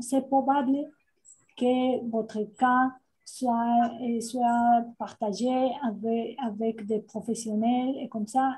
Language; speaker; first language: French; non-native, fluent; Spanish